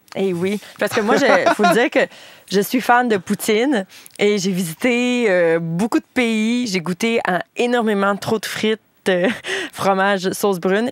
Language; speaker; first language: French; native; French